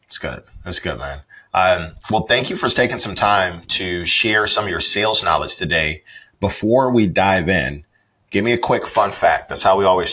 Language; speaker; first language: English; native; English